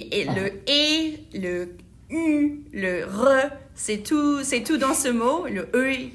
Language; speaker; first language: French; non-native, fluent; English